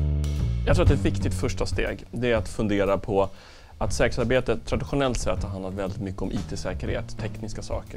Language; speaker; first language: Swedish; native; Swedish